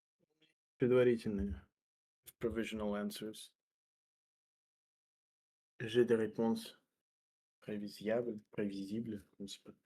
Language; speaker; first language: French; non-native, learner; Russian